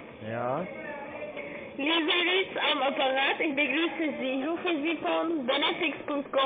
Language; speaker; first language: German; non-native, learner; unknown